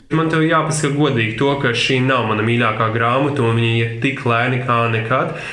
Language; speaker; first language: Latvian; non-native, local second language; Russian